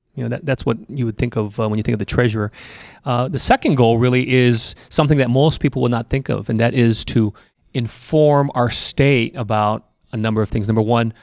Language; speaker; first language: English; native; English